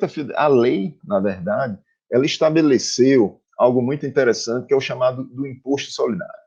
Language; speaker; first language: Portuguese; native; Portuguese